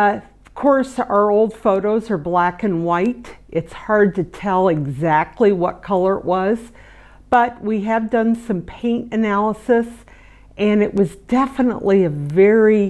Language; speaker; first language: English; native; English